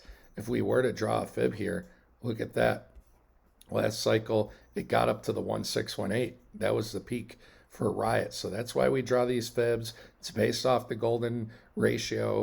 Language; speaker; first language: English; native; English